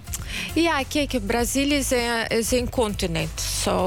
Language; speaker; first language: Dutch; non-native, fluent; Portuguese